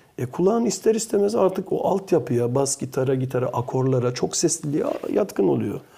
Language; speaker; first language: Turkish; early bilingual, heritage; Turkish